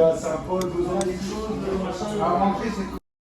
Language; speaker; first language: French; native; French